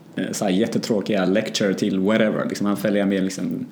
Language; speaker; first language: Swedish; early bilingual, other home language; Amharic